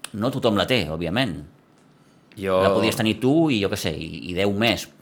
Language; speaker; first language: Catalan; native; Catalan